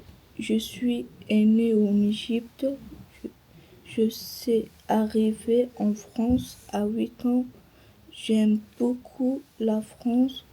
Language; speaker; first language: French; early bilingual, other home language; Arabic